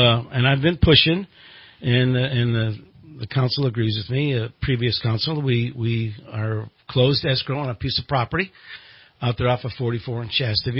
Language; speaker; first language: English; native; English